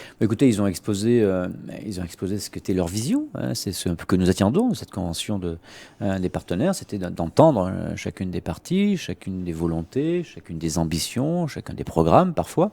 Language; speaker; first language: French; native; French